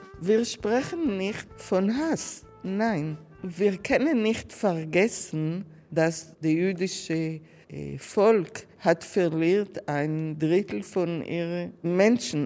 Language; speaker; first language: German; non-native, learner; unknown